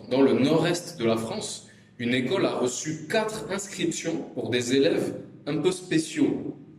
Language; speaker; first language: French; native; French